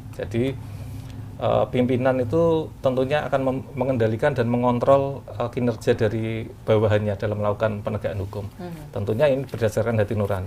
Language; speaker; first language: Indonesian; native; Indonesian